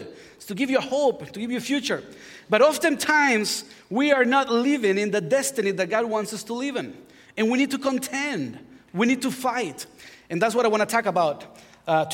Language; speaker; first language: English; non-native, fluent; Spanish